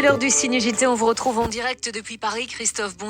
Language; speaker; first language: French; native; French